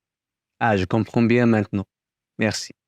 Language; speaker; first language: French; non-native, learner; English